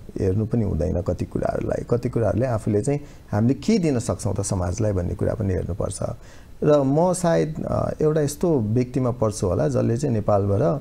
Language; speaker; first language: Nepali; native; Nepali